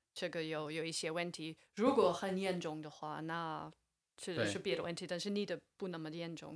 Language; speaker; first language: Chinese; non-native, fluent; English